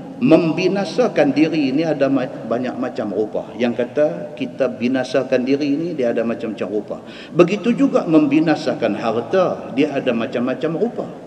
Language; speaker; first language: Malay; native; Malay